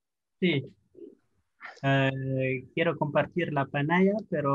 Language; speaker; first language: Spanish; non-native, fluent; English